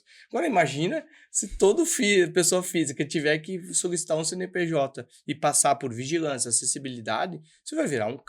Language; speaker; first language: Portuguese; native; Portuguese